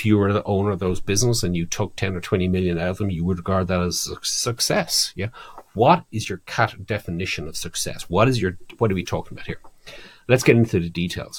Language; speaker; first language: English; native; English